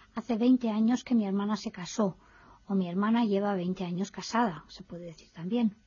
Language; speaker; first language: Spanish; native; Spanish